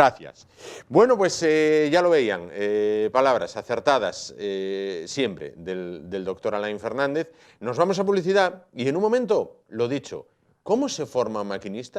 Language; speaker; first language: Spanish; native; Spanish